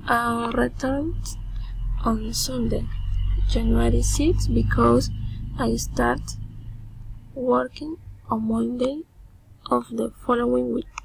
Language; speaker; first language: English; non-native, learner; Spanish